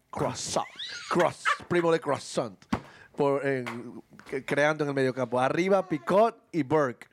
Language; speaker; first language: Spanish; native; Spanish